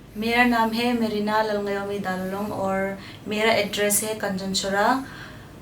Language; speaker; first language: Hindi; non-native, local second language; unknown